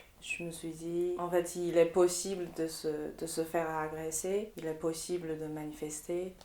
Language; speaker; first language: French; non-native, fluent; Chinese